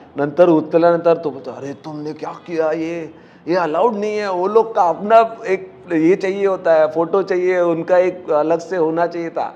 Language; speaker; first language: Hindi; non-native, local second language; Marathi